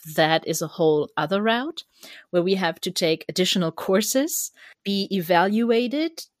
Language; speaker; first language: English; non-native, fluent; German